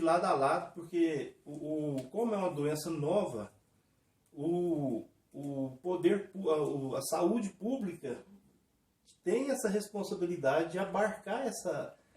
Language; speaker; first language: Portuguese; native; Portuguese